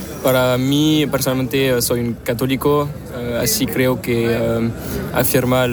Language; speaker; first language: Spanish; non-native, learner; French